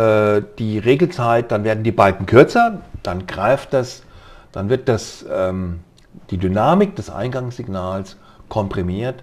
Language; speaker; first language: German; native; German